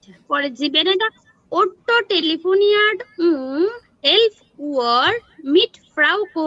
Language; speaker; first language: German; non-native, learner; Bangla